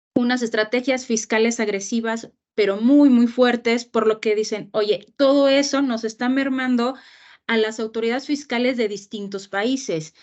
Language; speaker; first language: Spanish; native; Spanish